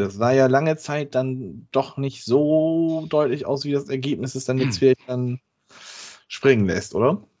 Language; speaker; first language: German; native; German